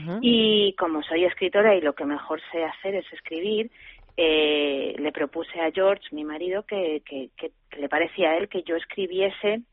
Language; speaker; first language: Spanish; native; Spanish